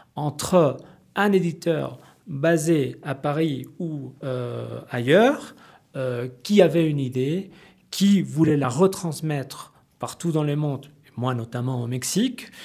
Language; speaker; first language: French; non-native, fluent; Spanish